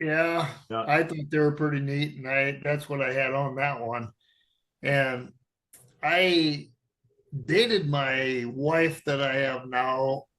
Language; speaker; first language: English; native; English